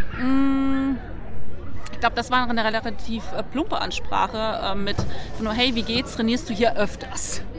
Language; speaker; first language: German; native; German